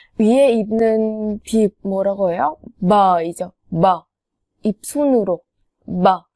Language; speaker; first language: Korean; non-native, fluent; Vietnamese